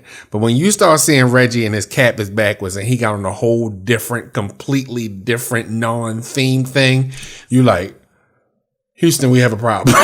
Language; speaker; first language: English; native; English